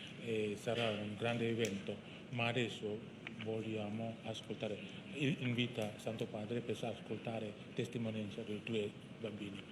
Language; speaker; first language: Italian; non-native, fluent; Indonesian